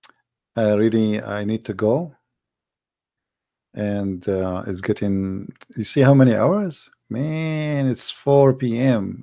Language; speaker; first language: English; non-native, fluent; Arabic